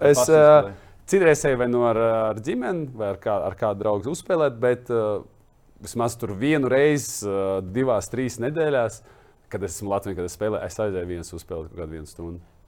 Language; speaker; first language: Latvian; non-native, local second language; Russian